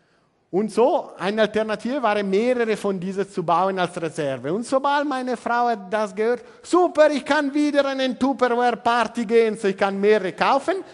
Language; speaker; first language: German; non-native, learner; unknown